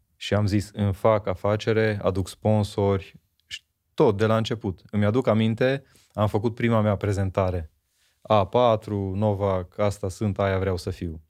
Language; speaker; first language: Romanian; non-native, local second language; Hungarian